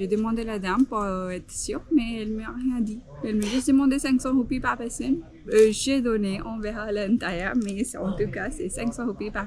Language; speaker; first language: French; non-native, fluent; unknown